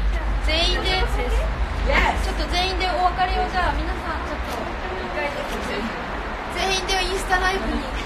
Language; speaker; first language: Japanese; native; Japanese